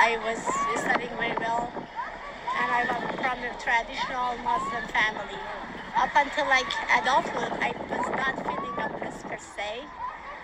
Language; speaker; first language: English; non-native, fluent; Persian